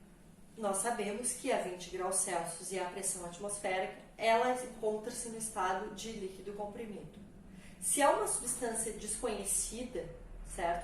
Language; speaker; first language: Portuguese; native; Portuguese